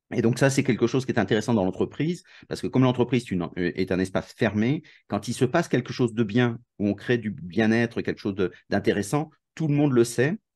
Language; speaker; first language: French; native; French